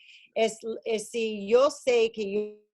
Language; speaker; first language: Spanish; non-native, learner; English